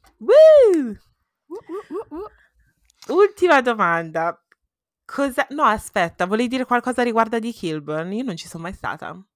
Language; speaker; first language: Italian; early bilingual, heritage; Italian